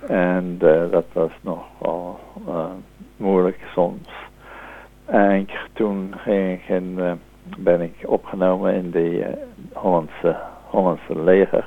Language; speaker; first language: Dutch; native; Dutch